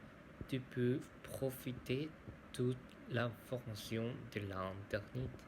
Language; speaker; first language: French; non-native, learner; Spanish